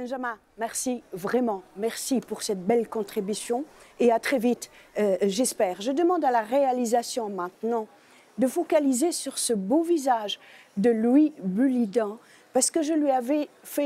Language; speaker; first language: French; native; French